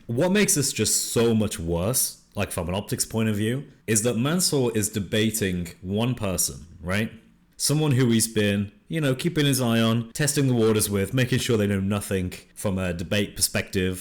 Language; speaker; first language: English; native; English